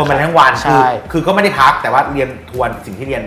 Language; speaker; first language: Thai; native; Thai